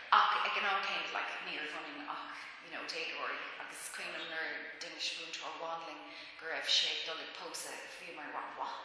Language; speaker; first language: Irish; non-native, local second language; English